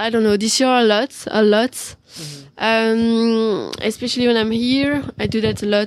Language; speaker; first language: English; non-native, fluent; French